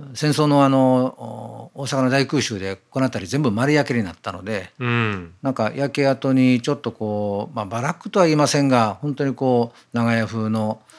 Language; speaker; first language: Japanese; native; Japanese